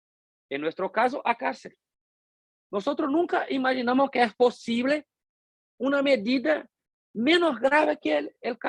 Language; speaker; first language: Spanish; non-native, fluent; Portuguese